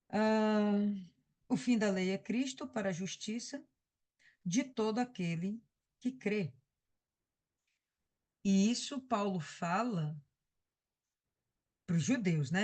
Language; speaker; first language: Portuguese; native; Portuguese